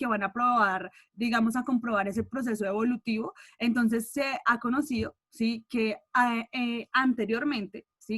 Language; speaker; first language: Spanish; native; Spanish